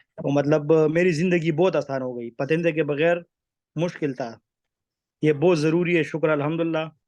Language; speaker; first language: Hindi; non-native, fluent; Pashto